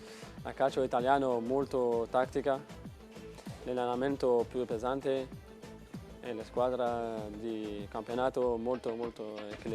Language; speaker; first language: Italian; non-native, learner; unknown